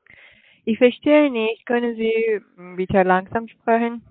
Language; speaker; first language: German; non-native, learner; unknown